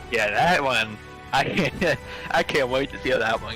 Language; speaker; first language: English; native; English